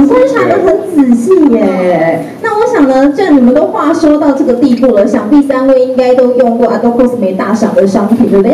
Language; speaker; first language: Chinese; native; Chinese